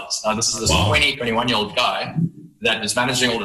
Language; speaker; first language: English; native; English